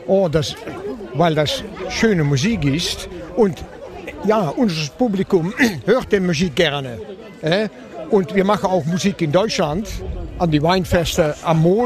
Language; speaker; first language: German; non-native, learner; Dutch